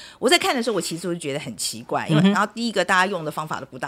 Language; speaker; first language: Chinese; native; Chinese